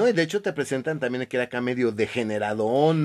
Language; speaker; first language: Spanish; native; Spanish